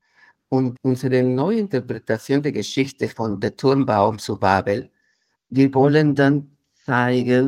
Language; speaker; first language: German; non-native, fluent; Spanish